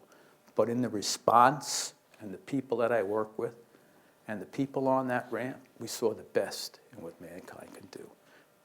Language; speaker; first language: English; native; English